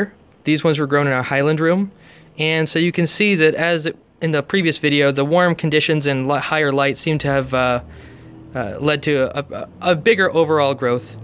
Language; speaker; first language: English; native; English